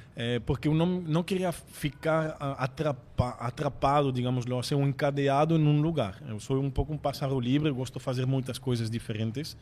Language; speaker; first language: Portuguese; non-native, fluent; French